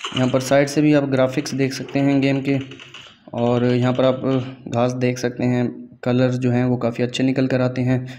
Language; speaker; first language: Hindi; native; Hindi